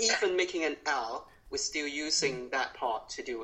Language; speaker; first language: English; non-native, local second language; Cantonese